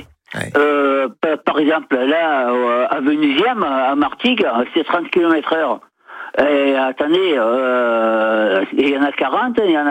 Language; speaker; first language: French; native; French